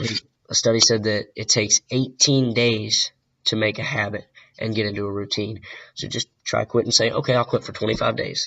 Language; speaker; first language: English; native; English